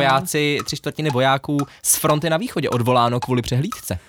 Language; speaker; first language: Czech; native; Czech